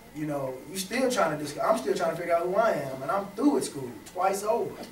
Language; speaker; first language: English; native; English